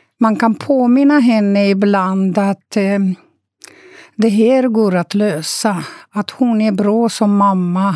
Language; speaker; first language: Swedish; non-native, fluent; Romanian